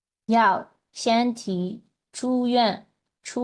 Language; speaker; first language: Chinese; non-native, learner; Burmese